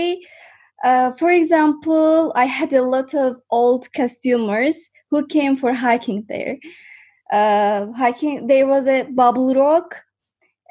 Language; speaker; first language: English; non-native, fluent; Azerbaijani